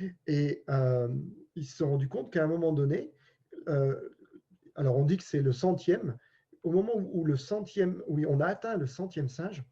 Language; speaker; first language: French; native; French